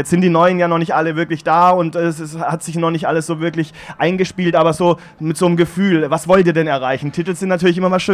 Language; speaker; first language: German; native; German